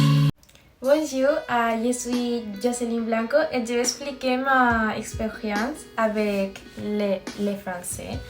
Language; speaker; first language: French; non-native, learner; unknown